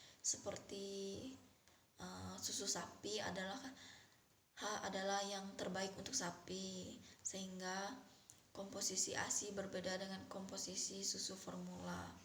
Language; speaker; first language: Indonesian; native; Indonesian